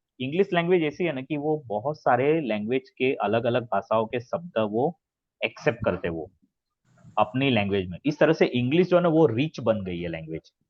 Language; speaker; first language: Hindi; native; Hindi